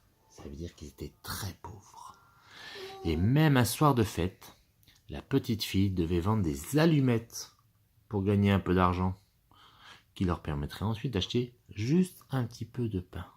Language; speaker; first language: French; native; French